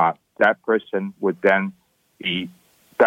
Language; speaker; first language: English; non-native, local second language; Cantonese